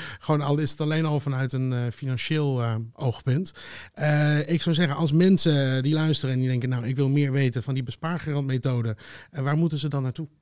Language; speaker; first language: Dutch; native; Dutch